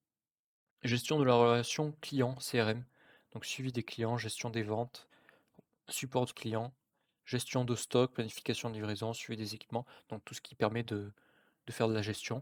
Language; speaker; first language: French; native; French